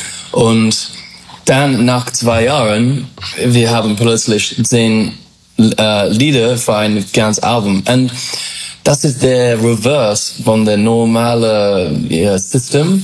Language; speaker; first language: German; non-native, fluent; English